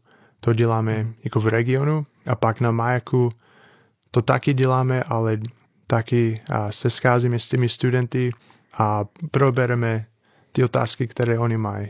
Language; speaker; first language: Czech; non-native, fluent; English